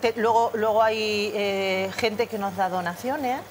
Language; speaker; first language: Spanish; native; Spanish